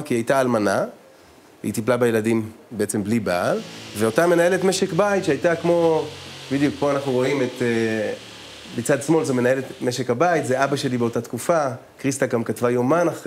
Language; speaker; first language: Hebrew; native; Hebrew